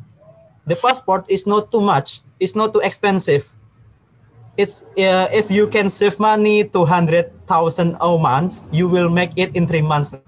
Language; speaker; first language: English; non-native, learner; Indonesian